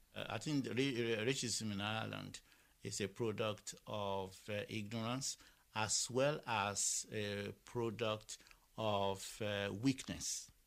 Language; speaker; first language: English; non-native, local second language; Yoruba